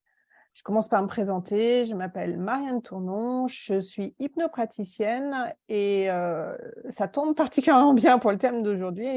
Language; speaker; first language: French; native; French